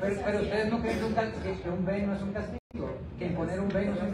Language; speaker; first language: Spanish; native; Spanish